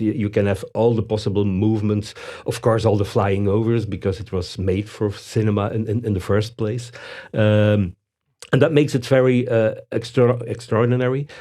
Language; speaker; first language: English; non-native, fluent; Dutch